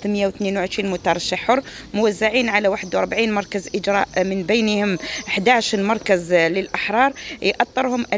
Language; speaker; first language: Arabic; native; Arabic